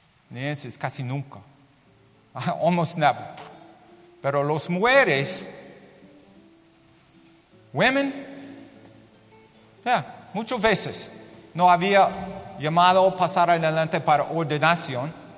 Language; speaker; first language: Spanish; non-native, learner; English